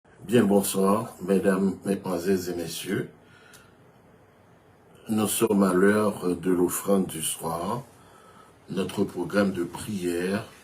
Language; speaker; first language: French; non-native, local second language; Haitian Creole